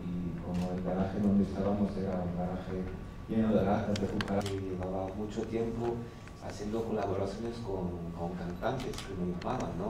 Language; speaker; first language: Spanish; non-native, fluent; Armenian